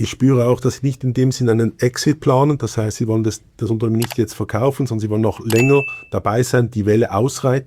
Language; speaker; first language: German; native; German